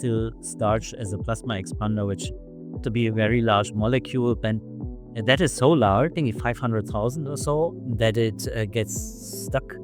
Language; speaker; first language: English; non-native, fluent; German